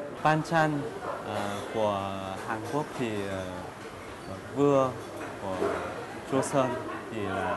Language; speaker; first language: Vietnamese; non-native, fluent; Korean